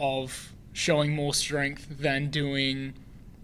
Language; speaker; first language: English; native; English